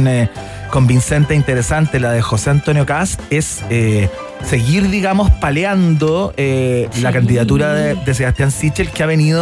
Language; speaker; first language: Spanish; native; Spanish